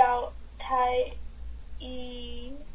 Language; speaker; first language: Chinese; non-native, learner; English